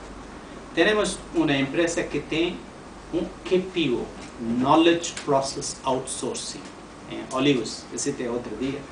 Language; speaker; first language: Spanish; non-native, learner; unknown